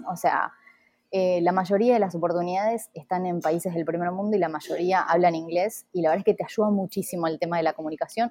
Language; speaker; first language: Spanish; native; Spanish